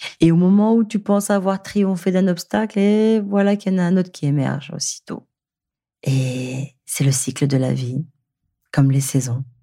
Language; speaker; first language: French; native; French